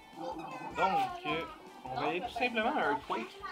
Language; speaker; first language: French; native; French